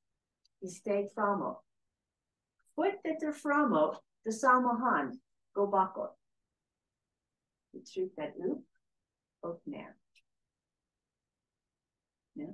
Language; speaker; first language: Swedish; non-native, learner; English